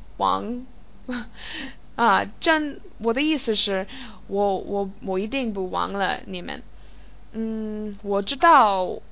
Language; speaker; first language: Chinese; non-native, learner; English